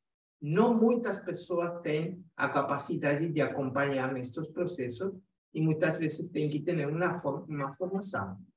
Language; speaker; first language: Portuguese; non-native, fluent; Spanish